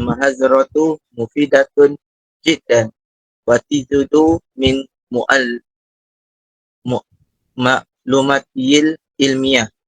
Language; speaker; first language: Arabic; non-native, learner; Malay